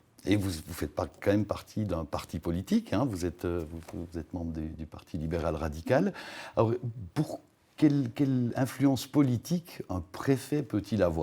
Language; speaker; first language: French; native; French